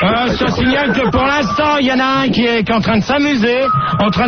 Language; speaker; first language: French; native; French